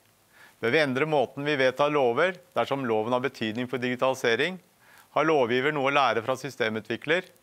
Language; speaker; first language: Norwegian; native; Norwegian